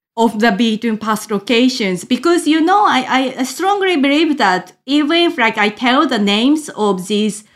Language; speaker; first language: English; non-native, fluent; Japanese